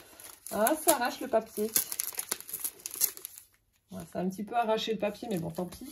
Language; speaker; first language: French; native; French